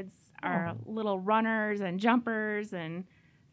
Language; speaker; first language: English; native; English